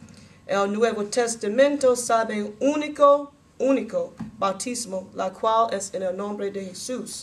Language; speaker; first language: Spanish; non-native, learner; English